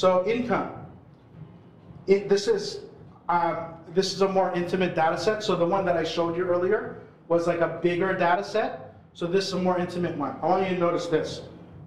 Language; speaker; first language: English; non-native, local second language; Filipino